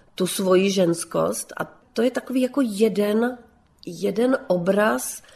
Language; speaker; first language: Czech; native; Czech